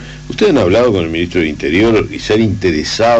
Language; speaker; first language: Spanish; native; Spanish